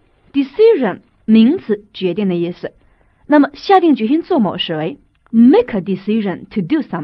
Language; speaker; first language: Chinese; native; Chinese